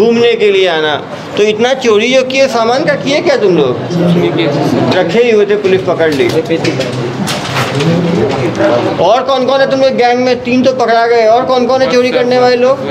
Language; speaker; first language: Hindi; native; Hindi